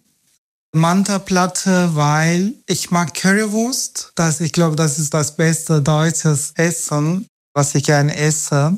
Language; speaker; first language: German; non-native, learner; Turkish